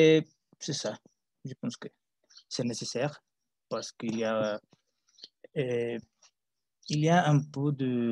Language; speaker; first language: French; non-native, learner; Spanish